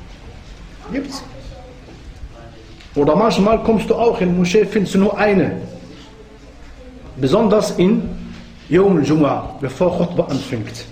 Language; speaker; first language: German; non-native, fluent; Arabic